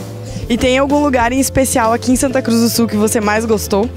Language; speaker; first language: Portuguese; native; Portuguese